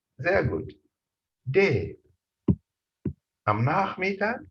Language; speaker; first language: German; non-native, fluent; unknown